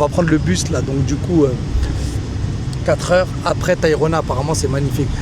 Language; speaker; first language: French; native; French